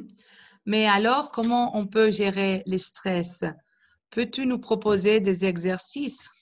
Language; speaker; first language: French; non-native, fluent; Spanish